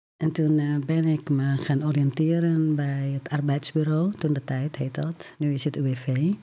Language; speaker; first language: Dutch; non-native, fluent; Indonesian